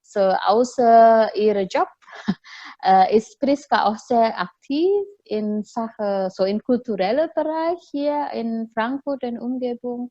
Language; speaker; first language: German; non-native, fluent; Indonesian